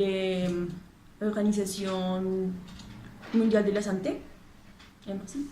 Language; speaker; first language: French; non-native, learner; Spanish